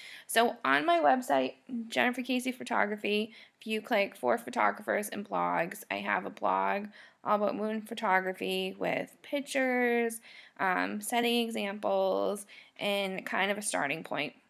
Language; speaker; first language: English; native; English